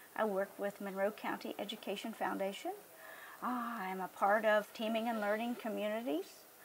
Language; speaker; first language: English; native; English